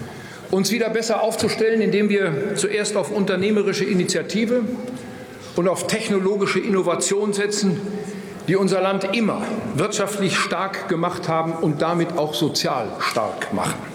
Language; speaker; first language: German; native; German